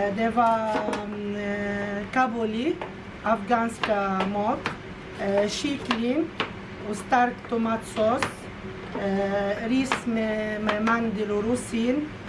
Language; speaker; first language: Swedish; non-native, learner; Arabic